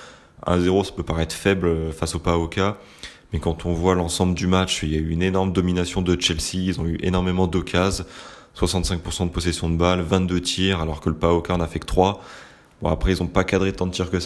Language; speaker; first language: French; native; French